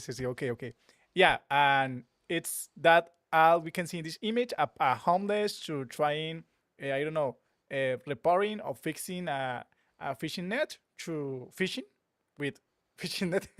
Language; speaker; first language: English; non-native, learner; Spanish